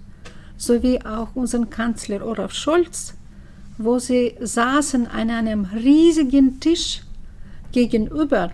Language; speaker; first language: German; early bilingual, heritage; German